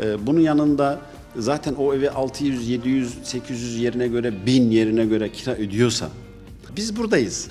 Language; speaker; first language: Turkish; early bilingual, heritage; Turkish